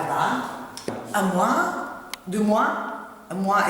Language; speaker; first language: French; non-native, fluent; Italian